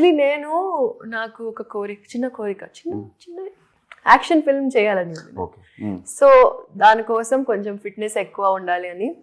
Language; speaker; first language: Telugu; non-native, local second language; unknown